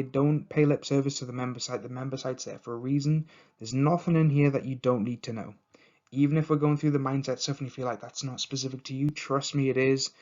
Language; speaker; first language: English; native; English